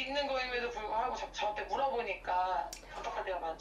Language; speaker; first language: Korean; native; Korean